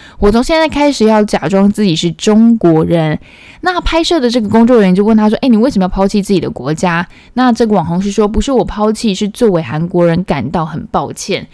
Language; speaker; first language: Chinese; non-native, fluent; Korean